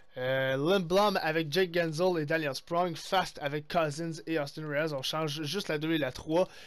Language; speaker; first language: French; native; French